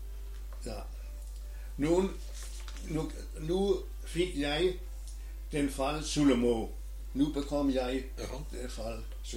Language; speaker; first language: Danish; non-native, learner; German